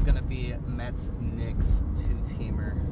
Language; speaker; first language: English; native; English